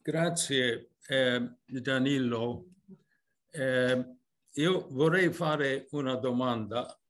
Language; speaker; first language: Italian; early bilingual, heritage; English